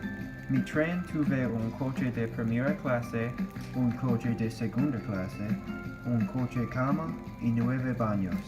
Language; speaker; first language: Spanish; non-native, learner; English